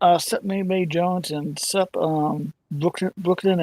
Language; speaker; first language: English; native; English